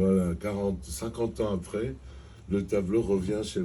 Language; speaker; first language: French; non-native, fluent; Georgian